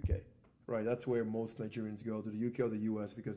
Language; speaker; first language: English; non-native, local second language; Igbo